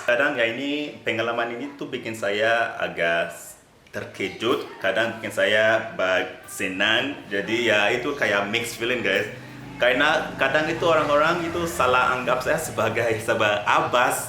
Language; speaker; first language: Indonesian; non-native, fluent; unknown